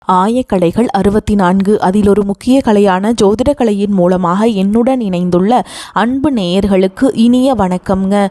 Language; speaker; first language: Tamil; native; Tamil